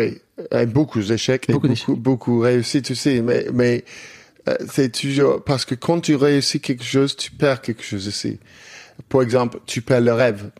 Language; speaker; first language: French; non-native, fluent; English